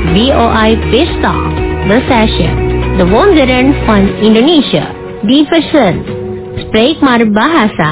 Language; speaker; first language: Dutch; non-native, fluent; Indonesian